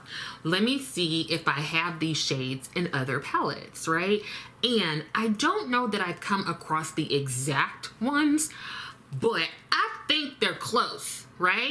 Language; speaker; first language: English; native; English